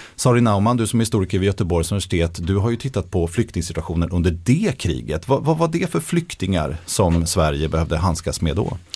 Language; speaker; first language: Swedish; native; Swedish